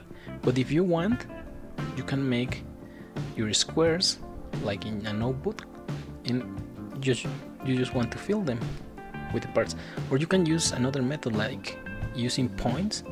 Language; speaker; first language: English; non-native, fluent; Spanish